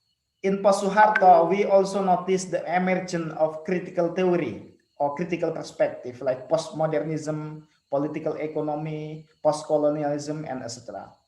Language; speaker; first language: English; non-native, fluent; Indonesian